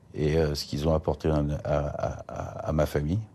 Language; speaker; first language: French; native; French